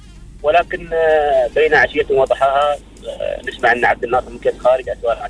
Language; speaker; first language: Arabic; native; Arabic